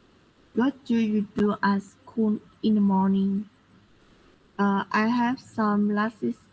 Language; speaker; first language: English; non-native, learner; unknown